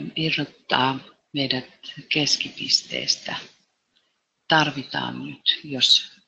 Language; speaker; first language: Finnish; native; Finnish